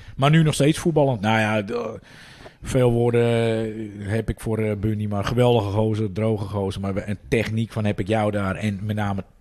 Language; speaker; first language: Dutch; native; Dutch